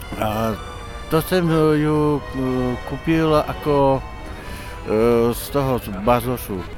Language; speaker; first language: Czech; non-native, local second language; Slovak